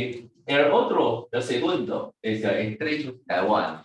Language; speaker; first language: Spanish; non-native, fluent; Chinese